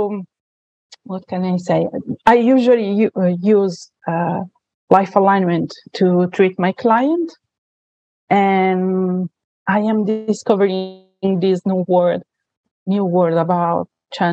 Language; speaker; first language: English; non-native, fluent; Italian